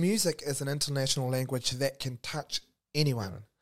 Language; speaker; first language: English; non-native, local second language; Māori